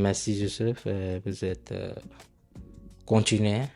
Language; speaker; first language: French; non-native, learner; Punjabi